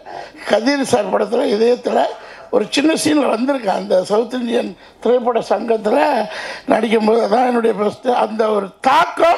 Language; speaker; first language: Tamil; native; Tamil